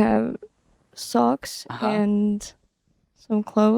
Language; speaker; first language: English; non-native, fluent; Estonian